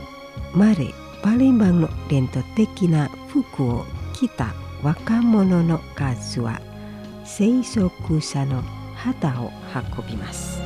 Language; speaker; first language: Japanese; non-native, fluent; Indonesian